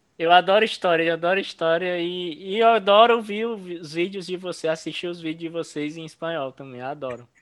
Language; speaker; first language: Portuguese; native; Portuguese